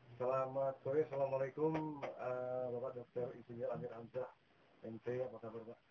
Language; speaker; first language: Indonesian; native; Indonesian